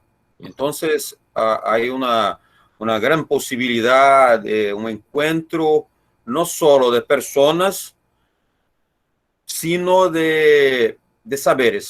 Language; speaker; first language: Spanish; non-native, learner; Portuguese